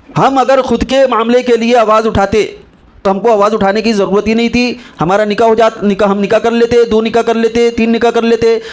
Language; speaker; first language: Urdu; native; Urdu